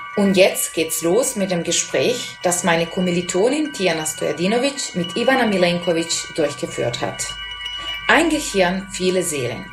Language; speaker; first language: German; non-native, fluent; Serbian